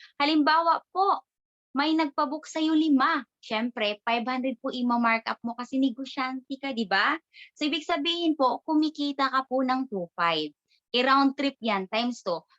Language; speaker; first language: Filipino; non-native, local second language; Cebuano